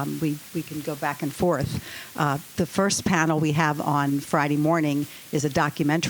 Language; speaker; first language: English; native; English